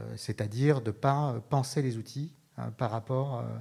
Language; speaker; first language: French; native; French